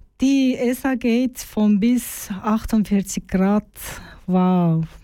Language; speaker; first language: German; non-native, learner; Turkish